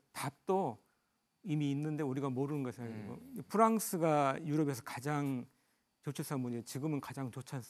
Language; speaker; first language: Korean; native; Korean